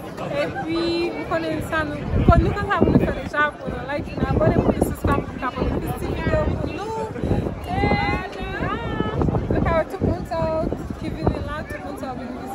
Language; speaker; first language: French; non-native, learner; Haitian Creole